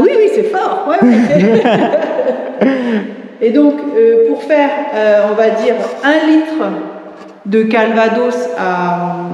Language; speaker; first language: French; native; French